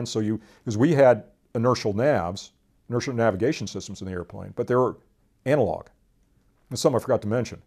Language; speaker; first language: English; native; English